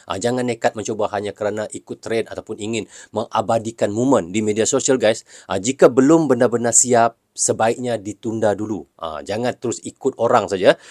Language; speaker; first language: Malay; native; Malay